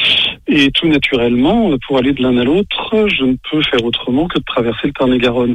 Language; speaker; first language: French; native; French